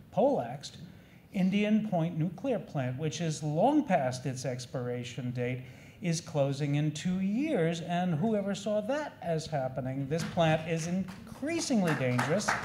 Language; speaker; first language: English; native; English